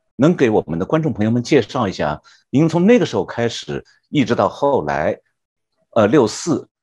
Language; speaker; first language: Chinese; native; Chinese